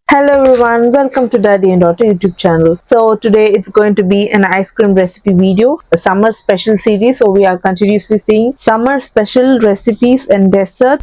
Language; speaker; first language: English; non-native, local second language; Tamil